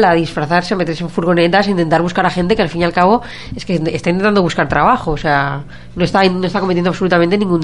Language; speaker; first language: Spanish; native; Spanish